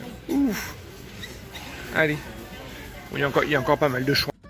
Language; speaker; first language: French; native; French